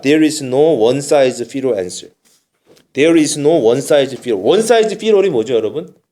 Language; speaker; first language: English; non-native, fluent; Korean